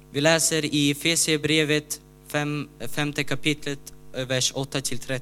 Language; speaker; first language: Swedish; non-native, learner; Ukrainian